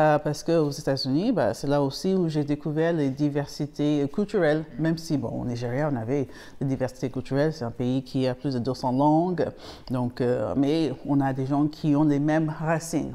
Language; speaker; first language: French; non-native, fluent; English